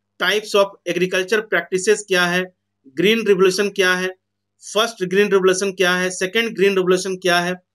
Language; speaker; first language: Hindi; native; Hindi